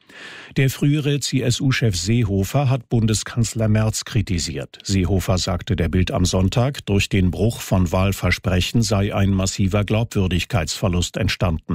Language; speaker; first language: German; native; German